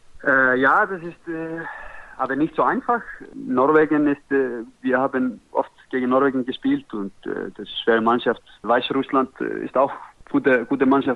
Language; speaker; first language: German; non-native, learner; Icelandic